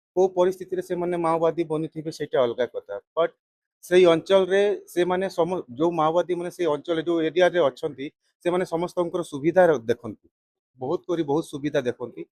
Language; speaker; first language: Odia; native; Odia